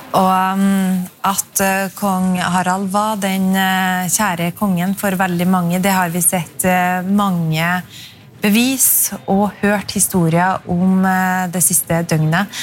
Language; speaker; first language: Norwegian; native; Norwegian